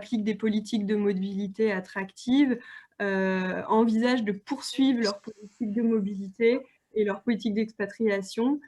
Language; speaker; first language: French; native; French